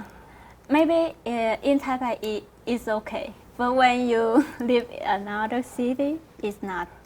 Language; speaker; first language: English; non-native, learner; Vietnamese